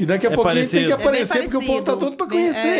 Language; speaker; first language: Portuguese; native; Portuguese